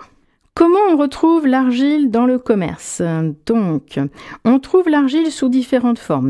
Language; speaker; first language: French; native; French